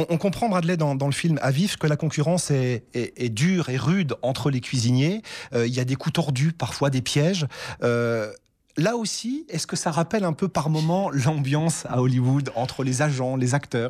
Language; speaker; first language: French; native; French